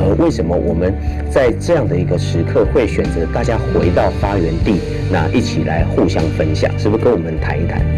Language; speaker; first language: Chinese; native; Chinese